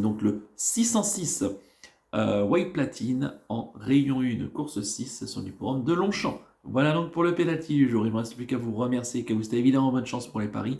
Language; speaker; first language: French; native; French